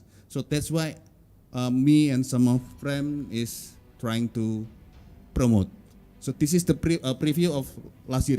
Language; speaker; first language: English; non-native, learner; Indonesian